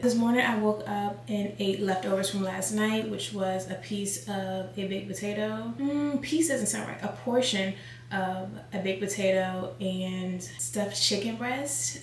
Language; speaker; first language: English; native; English